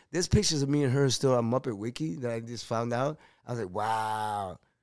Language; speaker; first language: English; early bilingual, other home language; Spanish